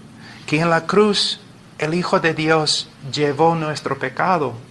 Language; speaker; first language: Spanish; non-native, fluent; English